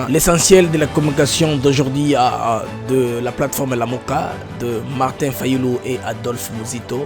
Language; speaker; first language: French; non-native, local second language; Lingala